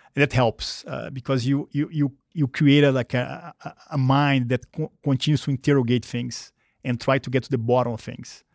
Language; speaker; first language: English; non-native, fluent; Portuguese